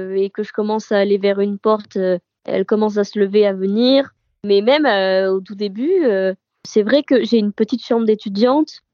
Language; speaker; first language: French; native; French